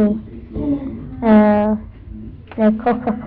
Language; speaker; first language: French; non-native, learner; English